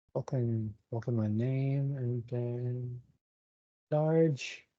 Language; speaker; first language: English; non-native, local second language; Filipino